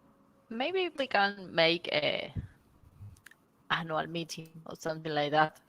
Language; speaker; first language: English; non-native, learner; Spanish